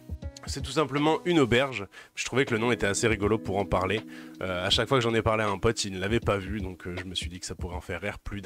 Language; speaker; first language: French; native; French